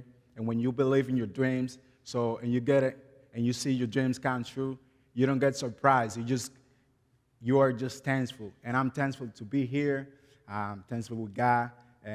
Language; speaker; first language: English; non-native, learner; Spanish